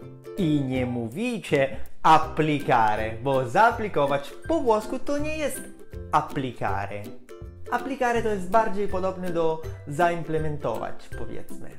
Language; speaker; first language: Polish; non-native, fluent; Italian